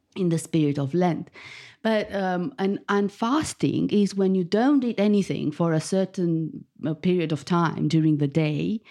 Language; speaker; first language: English; non-native, fluent; Romanian